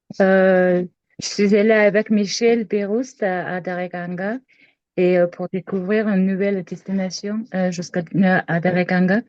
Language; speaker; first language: French; non-native, learner; Mongolian